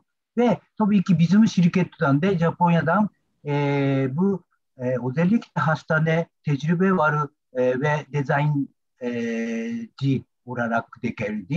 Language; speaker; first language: Turkish; non-native, learner; Japanese